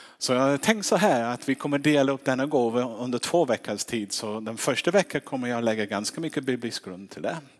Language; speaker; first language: Swedish; non-native, fluent; English